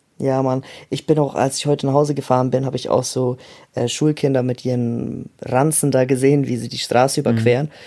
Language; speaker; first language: German; early bilingual, other home language; Russian